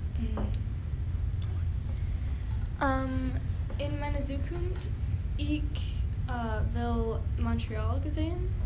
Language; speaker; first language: German; non-native, learner; English